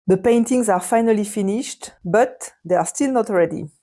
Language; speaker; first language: English; non-native, fluent; French